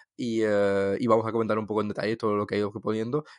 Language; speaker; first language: Spanish; non-native, fluent; French